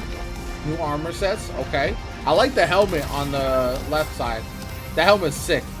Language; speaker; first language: English; native; English